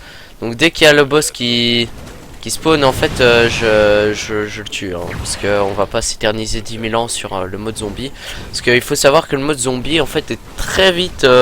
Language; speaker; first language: French; native; French